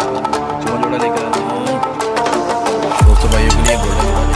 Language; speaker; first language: Hindi; non-native, local second language; Saraiki